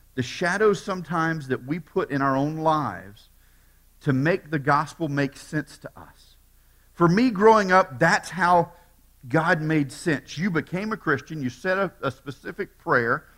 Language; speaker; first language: English; native; English